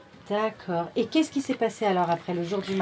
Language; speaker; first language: French; native; French